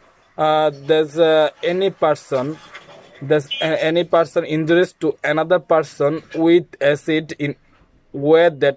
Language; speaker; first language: English; non-native, learner; Bangla